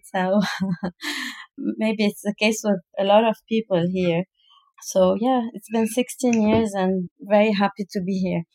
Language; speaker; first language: English; non-native, fluent; Arabic